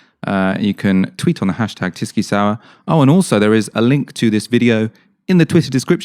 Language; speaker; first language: English; native; English